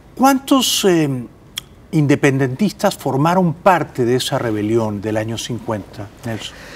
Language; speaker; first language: Spanish; native; Spanish